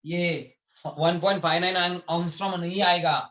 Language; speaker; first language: Hindi; non-native, local second language; Marathi